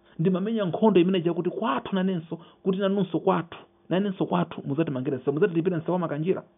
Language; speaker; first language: Nyanja; non-native, local second language; Yao